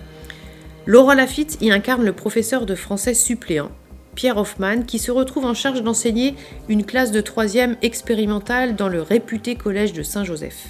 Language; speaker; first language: French; native; French